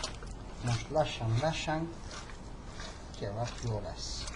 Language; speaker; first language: Hungarian; non-native, learner; Turkish